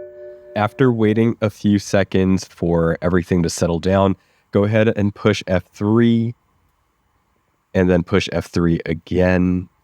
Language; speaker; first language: English; native; English